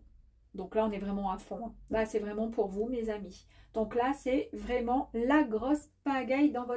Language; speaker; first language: French; native; French